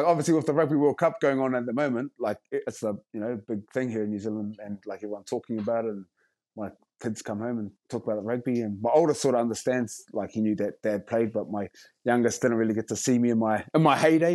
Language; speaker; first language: English; native; English